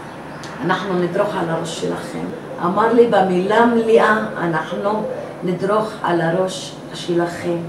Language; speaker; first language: Hebrew; non-native, local second language; Arabic